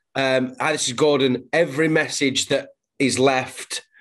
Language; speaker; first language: English; native; English